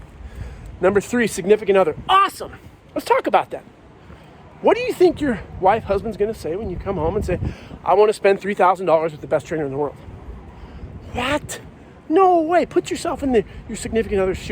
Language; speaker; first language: English; native; English